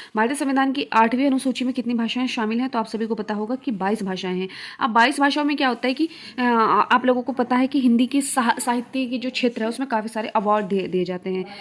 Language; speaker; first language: Hindi; native; Hindi